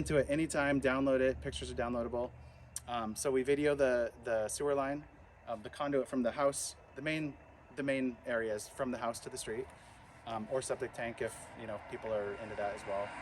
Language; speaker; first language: English; native; English